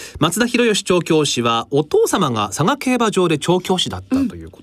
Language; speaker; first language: Japanese; native; Japanese